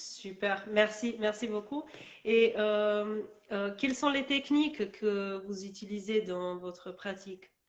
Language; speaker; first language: French; non-native, learner; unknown